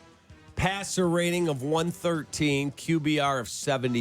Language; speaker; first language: English; native; English